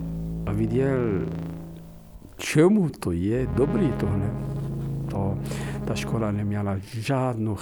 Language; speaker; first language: Czech; non-native, fluent; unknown